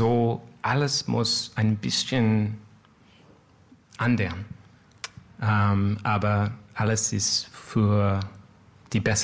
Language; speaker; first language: German; non-native, learner; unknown